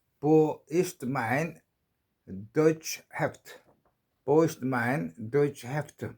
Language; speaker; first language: German; non-native, learner; Korean